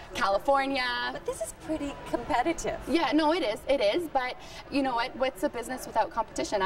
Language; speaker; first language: English; early bilingual, heritage; Spanish